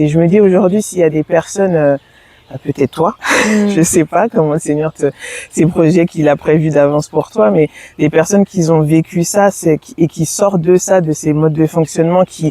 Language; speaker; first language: French; native; French